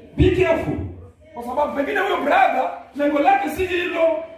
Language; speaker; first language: English; non-native, local second language; Swahili